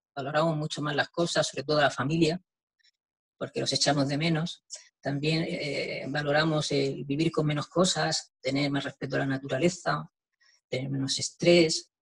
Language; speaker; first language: Spanish; native; Spanish